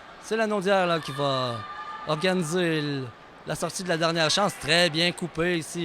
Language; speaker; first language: French; native; French